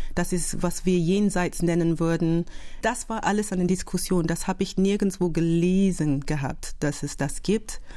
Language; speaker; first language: German; non-native, fluent; English